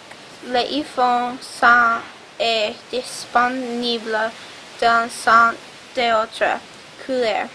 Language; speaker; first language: French; non-native, learner; English